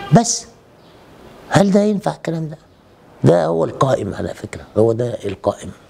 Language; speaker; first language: Egyptian Arabic; native; Egyptian Arabic